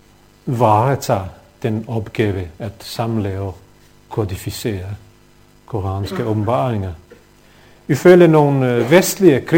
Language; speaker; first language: Danish; non-native, fluent; Bosnian